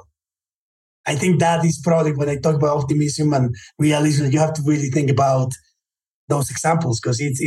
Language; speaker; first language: English; native; English